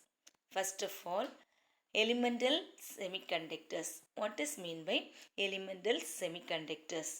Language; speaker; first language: English; non-native, local second language; Tamil